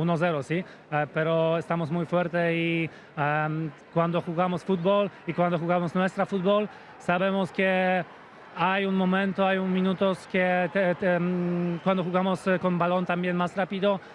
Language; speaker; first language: Spanish; non-native, fluent; Polish